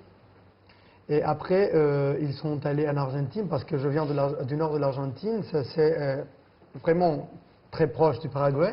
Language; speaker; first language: French; non-native, fluent; Spanish